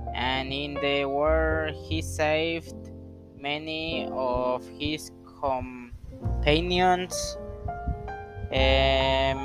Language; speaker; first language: English; non-native, learner; Spanish